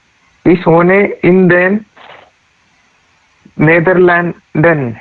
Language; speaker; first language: German; non-native, learner; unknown